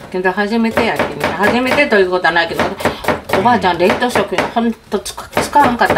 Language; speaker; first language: Japanese; native; Japanese